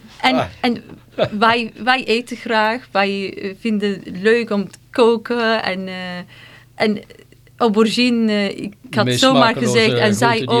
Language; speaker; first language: Dutch; non-native, fluent; Turkish